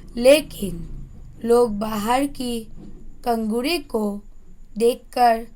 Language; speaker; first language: Hindi; non-native, local second language; Assamese